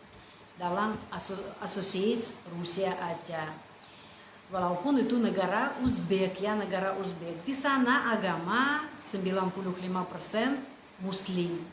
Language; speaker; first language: Indonesian; non-native, fluent; Russian